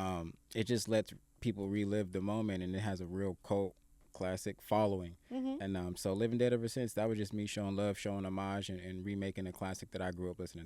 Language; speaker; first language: English; native; English